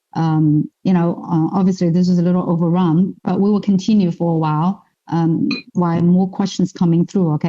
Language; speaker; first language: English; non-native, fluent; Chinese